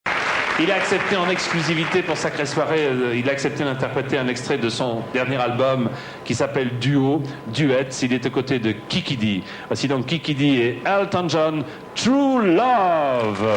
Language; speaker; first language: French; native; French